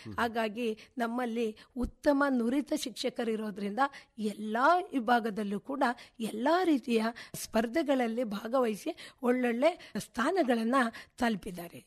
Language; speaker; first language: Kannada; native; Kannada